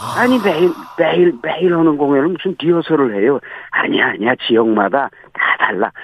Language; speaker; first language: Korean; native; Korean